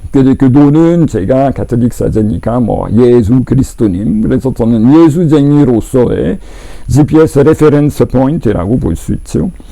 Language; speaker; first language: Korean; non-native, fluent; French